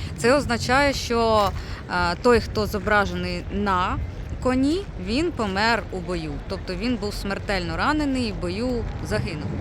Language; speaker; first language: Ukrainian; non-native, local second language; Russian